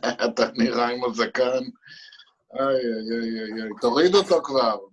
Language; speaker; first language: Hebrew; native; Hebrew